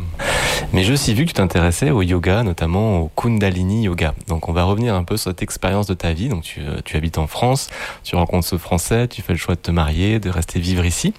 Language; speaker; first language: French; native; French